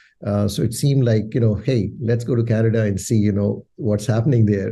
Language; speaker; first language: English; non-native, local second language; Urdu